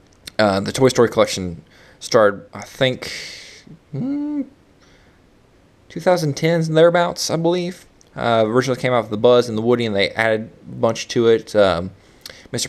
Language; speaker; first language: English; native; English